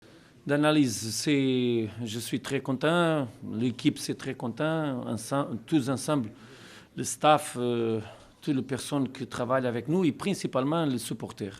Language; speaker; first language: French; non-native, learner; Portuguese